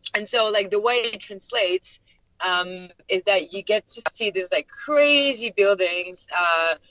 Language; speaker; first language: English; non-native, fluent; French